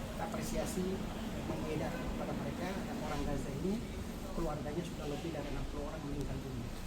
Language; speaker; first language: Indonesian; native; Indonesian